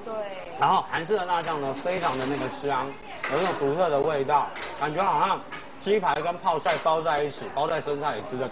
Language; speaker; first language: Chinese; native; Chinese